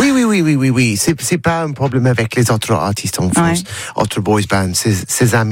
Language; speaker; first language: French; non-native, learner; English